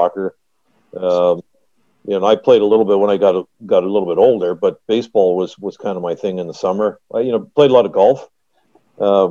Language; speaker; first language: English; native; English